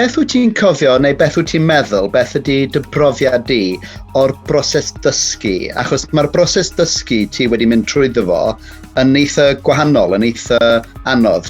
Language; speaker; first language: Welsh; native; Welsh